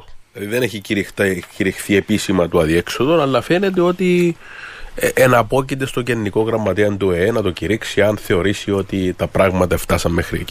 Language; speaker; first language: Greek; native; Greek